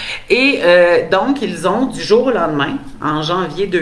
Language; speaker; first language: French; native; French